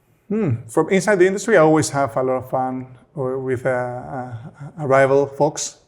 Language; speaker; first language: English; non-native, fluent; Spanish